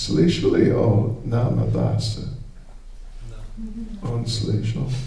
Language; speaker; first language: Russian; non-native, learner; English